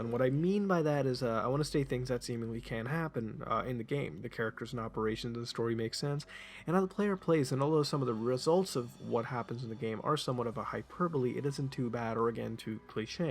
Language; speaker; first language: English; native; English